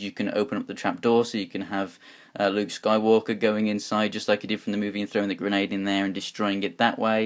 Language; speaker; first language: English; native; English